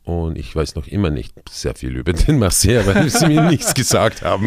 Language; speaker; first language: German; non-native, fluent; Spanish